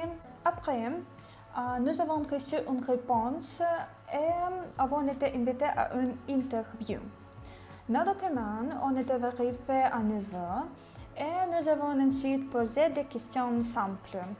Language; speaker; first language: French; non-native, learner; Ukrainian